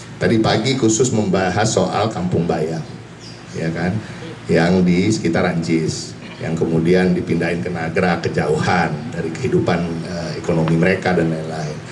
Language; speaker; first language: Indonesian; native; Indonesian